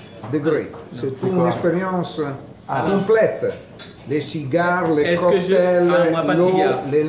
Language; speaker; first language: French; non-native, fluent; Italian